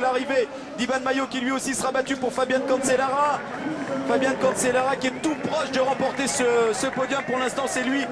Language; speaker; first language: French; native; French